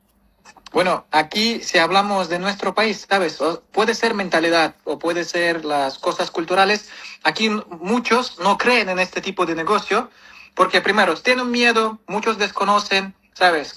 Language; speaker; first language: Spanish; non-native, fluent; Kazakh